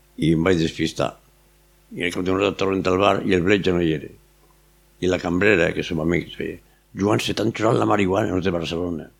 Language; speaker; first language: Catalan; native; Catalan